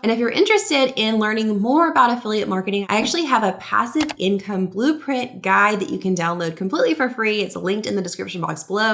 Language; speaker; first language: English; native; English